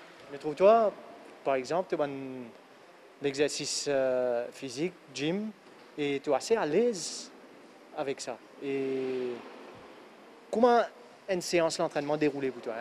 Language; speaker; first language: French; non-native, local second language; Morisyen